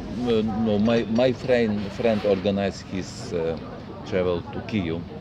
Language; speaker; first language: English; non-native, learner; Russian